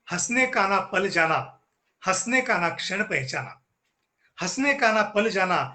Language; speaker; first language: Hindi; non-native, local second language; Marathi